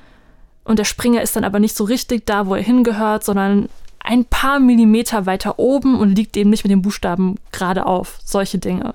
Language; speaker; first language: German; native; German